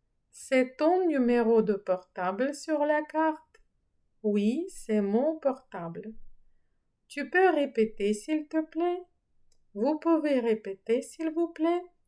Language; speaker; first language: French; non-native, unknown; Ukrainian